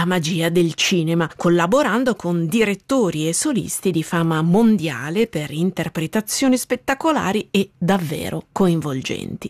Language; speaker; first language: Italian; native; Italian